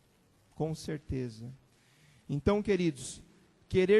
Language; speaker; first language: Portuguese; native; Portuguese